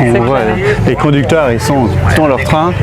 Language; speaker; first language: French; native; French